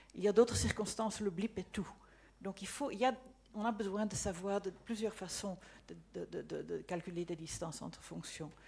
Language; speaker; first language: French; non-native, fluent; Dutch